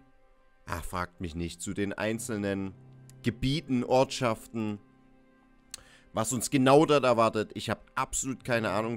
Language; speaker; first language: German; native; German